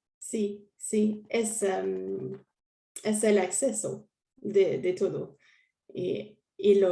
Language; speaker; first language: Spanish; non-native, learner; French